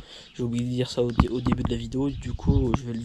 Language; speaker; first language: French; native; French